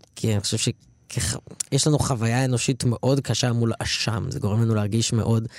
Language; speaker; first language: Hebrew; early bilingual, other home language; Arabic